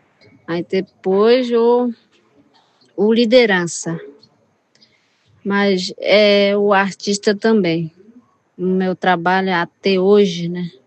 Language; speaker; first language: Portuguese; non-native, local second language; Yanomámi